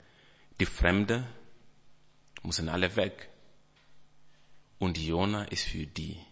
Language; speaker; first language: German; non-native, fluent; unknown